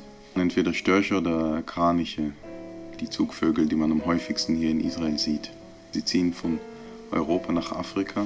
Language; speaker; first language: German; non-native, fluent; Hebrew